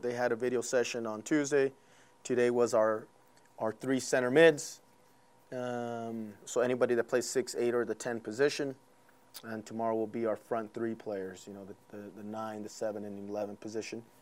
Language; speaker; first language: English; early bilingual, other home language; Spanish